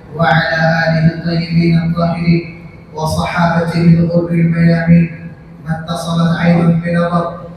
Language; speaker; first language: Arabic; non-native, fluent; Bangla